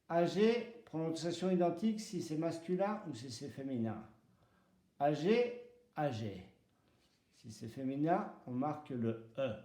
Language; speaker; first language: French; non-native, fluent; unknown